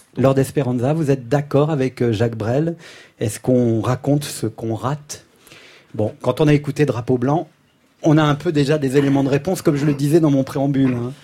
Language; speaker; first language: French; native; French